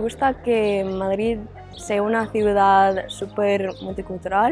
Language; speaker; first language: Spanish; non-native, fluent; English